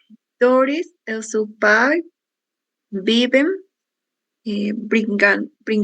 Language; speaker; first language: Portuguese; non-native, learner; Spanish